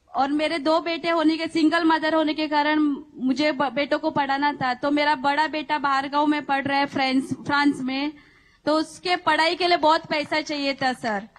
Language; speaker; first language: Hindi; non-native, local second language; Marathi